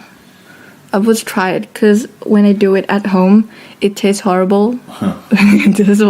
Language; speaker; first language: English; non-native, fluent; Thai